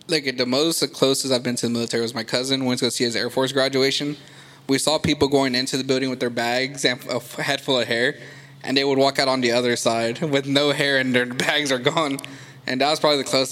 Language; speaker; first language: English; early bilingual, other home language; Spanish